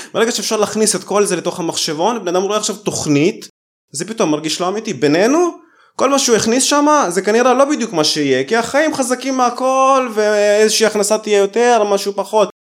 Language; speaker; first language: Hebrew; early bilingual, other home language; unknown